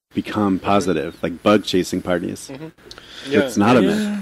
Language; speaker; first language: English; native; English